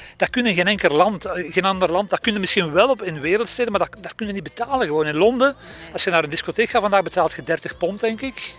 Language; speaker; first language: Dutch; native; Dutch